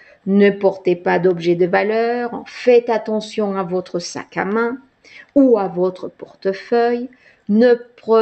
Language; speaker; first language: French; non-native, fluent; Spanish